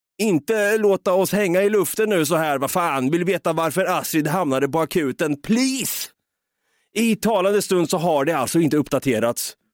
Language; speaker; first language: Swedish; native; Swedish